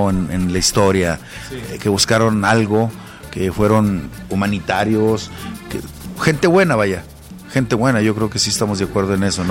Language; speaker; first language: Spanish; native; Spanish